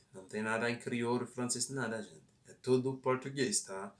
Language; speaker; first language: Portuguese; non-native, fluent; Haitian Creole